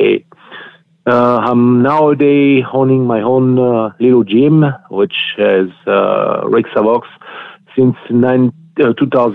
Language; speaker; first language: English; non-native, fluent; French